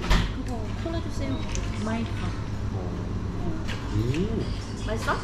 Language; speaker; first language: Korean; non-native, learner; Thai